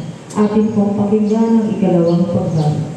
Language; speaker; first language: Filipino; native; Filipino